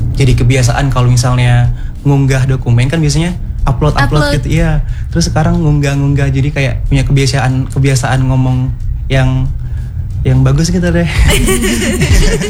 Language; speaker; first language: Indonesian; non-native, local second language; Javanese